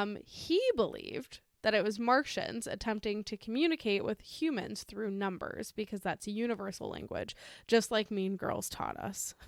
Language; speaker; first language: English; native; English